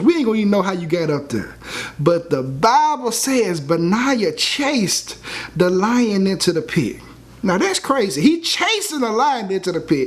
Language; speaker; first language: English; native; English